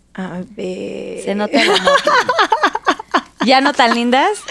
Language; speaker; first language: Spanish; non-native, fluent; Russian